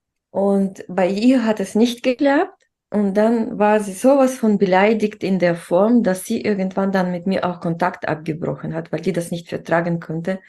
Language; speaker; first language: German; non-native, fluent; Russian